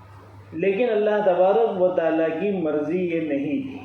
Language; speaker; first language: Urdu; native; Urdu